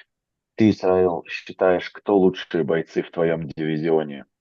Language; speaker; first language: Russian; native; Russian